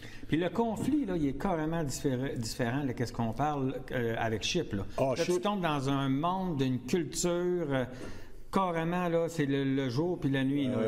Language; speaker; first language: French; native; French